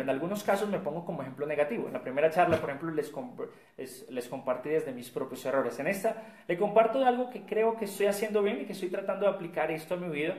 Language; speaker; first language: Spanish; native; Spanish